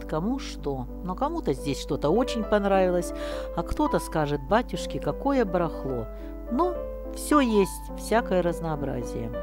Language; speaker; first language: Russian; native; Russian